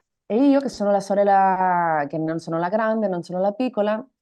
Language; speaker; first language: Italian; non-native, learner; Spanish